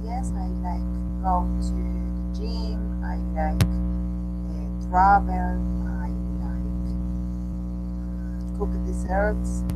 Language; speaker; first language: English; non-native, learner; Spanish